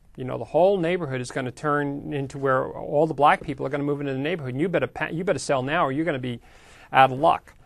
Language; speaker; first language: English; native; English